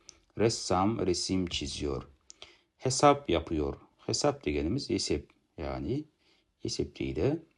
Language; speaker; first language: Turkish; non-native, fluent; Kazakh